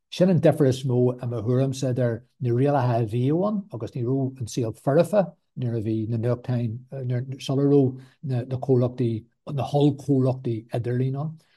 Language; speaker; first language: Irish; non-native, local second language; English